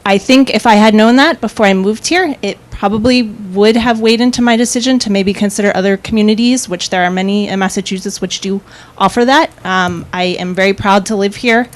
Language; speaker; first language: English; native; English